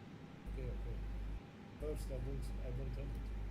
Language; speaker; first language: English; non-native, learner; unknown